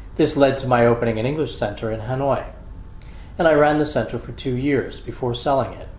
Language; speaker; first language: English; native; English